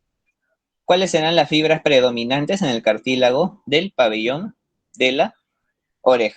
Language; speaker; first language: Spanish; native; Spanish